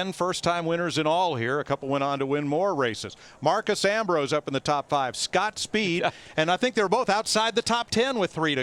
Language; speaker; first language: English; native; English